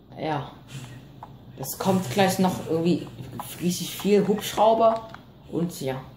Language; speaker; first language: German; non-native, learner; Vietnamese